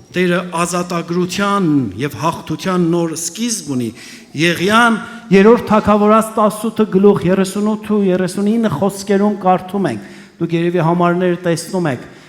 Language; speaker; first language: Armenian; early bilingual, heritage; Armenian